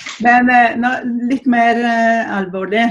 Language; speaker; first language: Norwegian; non-native, fluent; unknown